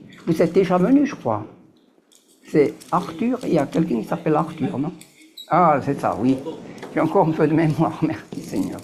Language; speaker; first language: French; native; French